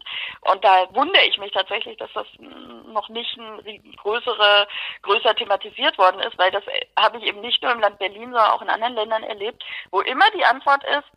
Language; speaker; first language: German; native; German